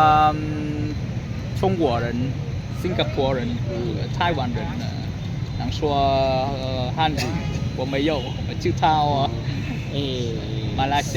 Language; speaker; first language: Chinese; non-native, learner; Vietnamese